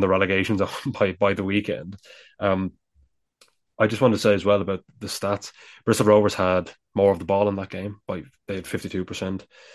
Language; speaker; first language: English; native; English